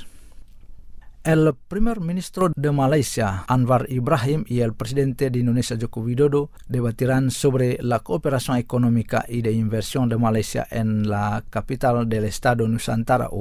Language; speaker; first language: Spanish; non-native, fluent; Indonesian